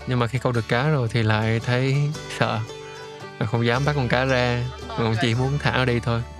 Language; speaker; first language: Vietnamese; native; Vietnamese